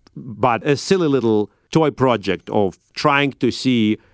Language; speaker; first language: English; non-native, fluent; Russian